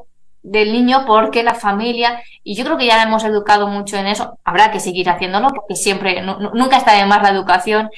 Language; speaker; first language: Spanish; native; Spanish